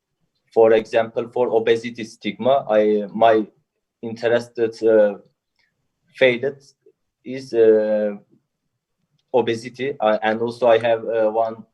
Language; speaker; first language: English; non-native, learner; Turkish